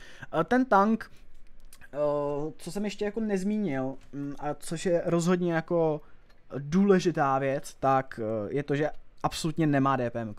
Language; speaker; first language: Czech; native; Czech